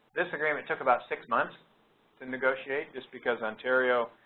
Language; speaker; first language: English; native; English